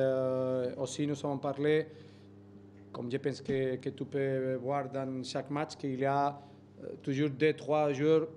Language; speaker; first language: French; non-native, learner; Spanish